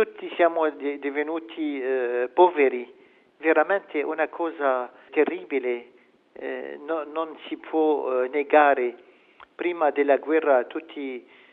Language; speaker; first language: Italian; non-native, fluent; Arabic